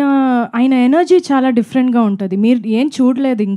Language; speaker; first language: Telugu; non-native, fluent; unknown